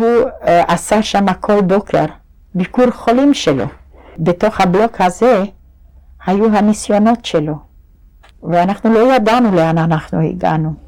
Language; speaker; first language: Hebrew; non-native, fluent; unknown